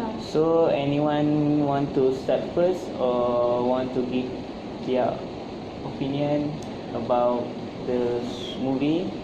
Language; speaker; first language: English; non-native, local second language; Malay